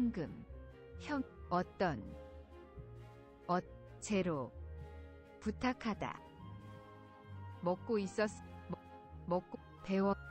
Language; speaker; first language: Korean; non-native, learner; English